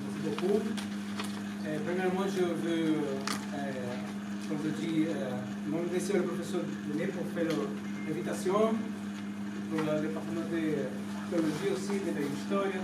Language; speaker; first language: French; non-native, learner; Portuguese